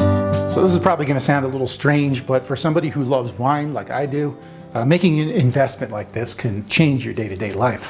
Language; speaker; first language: English; native; English